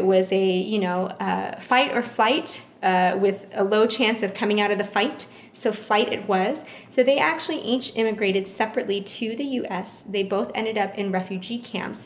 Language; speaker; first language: English; early bilingual, other home language; Vietnamese